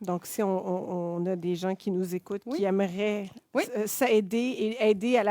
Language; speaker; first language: French; native; French